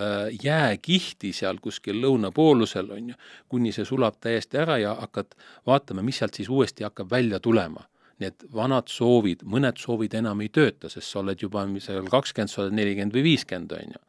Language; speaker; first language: Estonian; native; Estonian